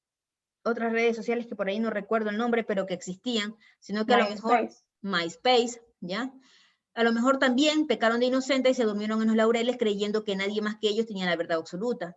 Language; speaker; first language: Spanish; native; Spanish